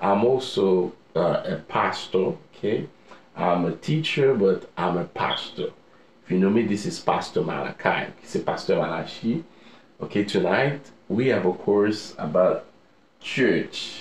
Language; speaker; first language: English; non-native, fluent; Haitian Creole